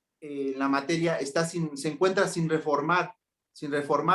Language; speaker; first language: Spanish; native; Spanish